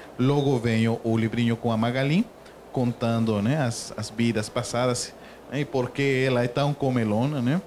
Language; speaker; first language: Portuguese; non-native, fluent; Spanish